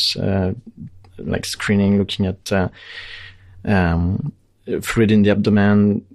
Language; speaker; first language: English; non-native, fluent; French